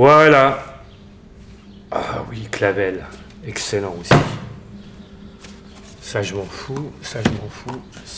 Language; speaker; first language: French; native; French